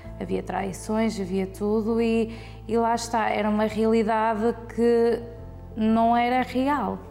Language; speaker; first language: Portuguese; early bilingual, heritage; Portuguese